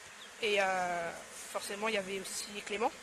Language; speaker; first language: French; native; French